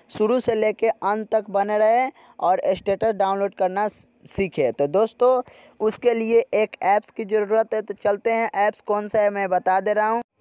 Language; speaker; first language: Hindi; native; Hindi